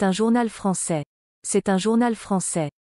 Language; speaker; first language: French; non-native, learner; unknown